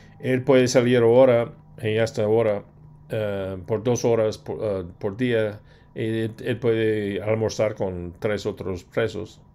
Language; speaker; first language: Spanish; non-native, fluent; English